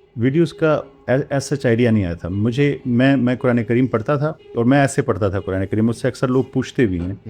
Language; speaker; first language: Urdu; non-native, local second language; Pashto